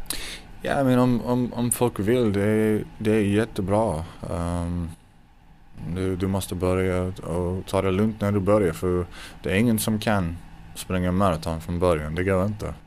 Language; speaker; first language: Swedish; non-native, fluent; English